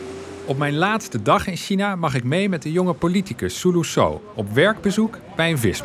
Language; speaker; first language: Dutch; native; Dutch